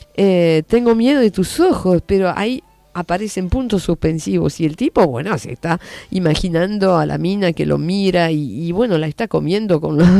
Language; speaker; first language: Spanish; non-native, fluent; French